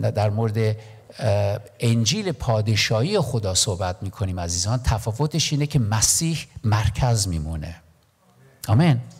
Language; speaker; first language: Persian; non-native, local second language; Armenian